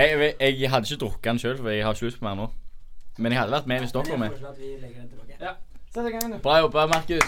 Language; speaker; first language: Norwegian; native; Norwegian